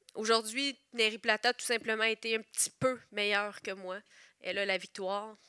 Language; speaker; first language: French; native; French